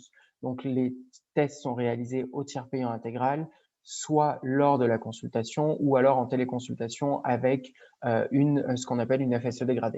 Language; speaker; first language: French; native; French